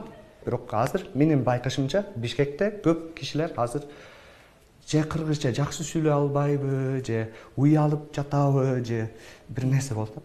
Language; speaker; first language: Kyrgyz; non-native, fluent; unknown